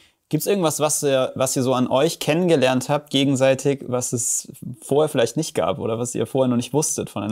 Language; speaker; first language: German; native; German